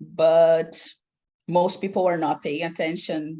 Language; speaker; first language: English; non-native, fluent; Portuguese